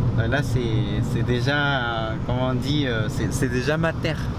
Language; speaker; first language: French; non-native, fluent; Spanish